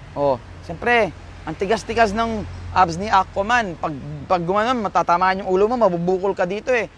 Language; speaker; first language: Filipino; non-native, local second language; Pampanga